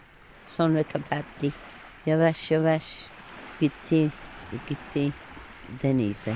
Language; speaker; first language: Turkish; non-native, learner; English